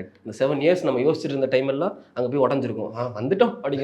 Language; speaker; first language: Tamil; native; Tamil